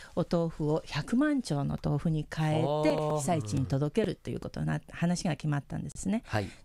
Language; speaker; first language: Japanese; early bilingual, heritage; Spanish